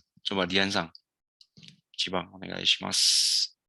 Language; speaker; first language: Indonesian; native; Indonesian